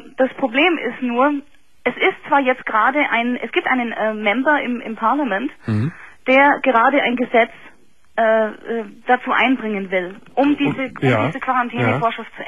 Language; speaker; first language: German; native; German